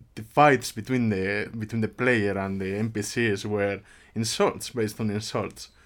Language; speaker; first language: English; non-native, fluent; Spanish